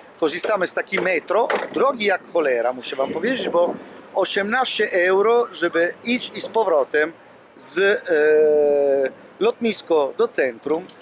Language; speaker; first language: Polish; non-native, fluent; Italian